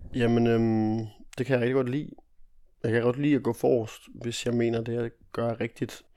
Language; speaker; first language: Danish; early bilingual, other home language; Italian